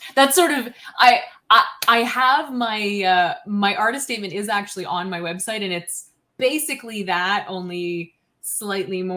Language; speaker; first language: English; native; English